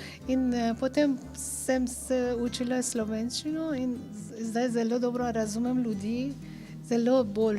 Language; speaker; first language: Slovenian; non-native, learner; Persian